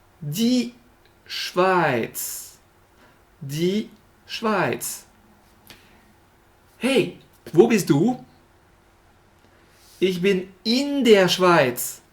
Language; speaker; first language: German; non-native, fluent; French